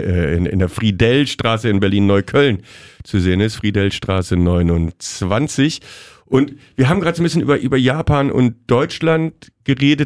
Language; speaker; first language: German; native; German